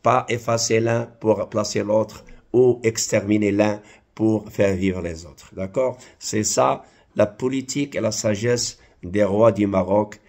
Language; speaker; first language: French; non-native, local second language; Arabic